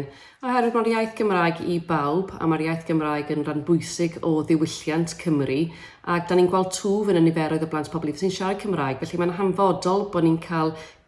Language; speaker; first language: Welsh; native; Welsh